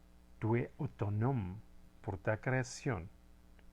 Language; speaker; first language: French; non-native, fluent; Spanish